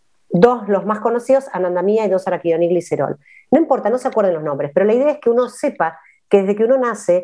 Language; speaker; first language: Spanish; native; Spanish